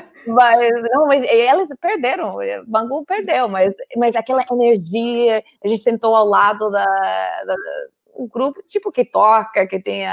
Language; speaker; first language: Portuguese; non-native, fluent; English